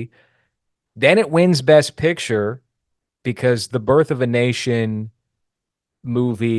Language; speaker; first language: English; native; English